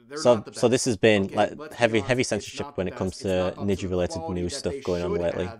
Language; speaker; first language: English; native; English